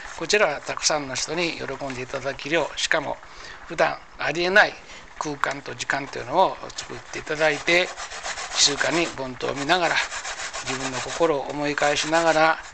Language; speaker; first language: Japanese; native; Japanese